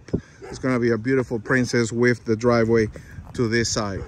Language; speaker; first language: English; non-native, fluent; Spanish